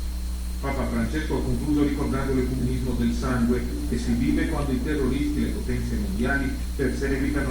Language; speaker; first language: Italian; native; Italian